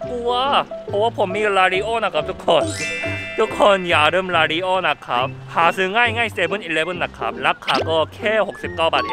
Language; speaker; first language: Thai; non-native, fluent; Korean